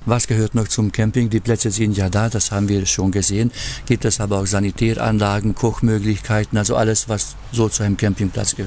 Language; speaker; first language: German; native; German